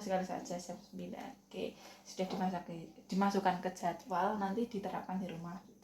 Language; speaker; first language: Indonesian; native; Indonesian